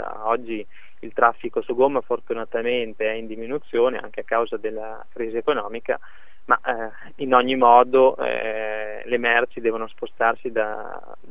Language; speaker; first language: Italian; native; Italian